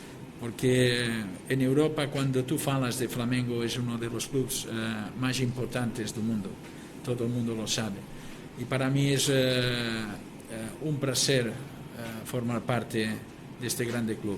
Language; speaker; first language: Spanish; non-native, local second language; Catalan